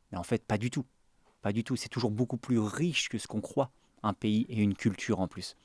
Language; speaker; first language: French; native; French